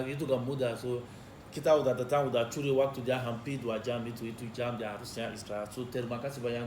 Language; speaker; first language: Indonesian; non-native, fluent; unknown